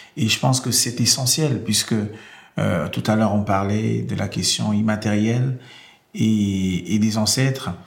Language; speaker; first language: French; non-native, local second language; Basaa